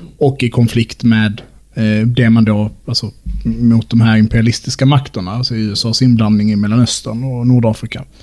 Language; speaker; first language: Swedish; native; Swedish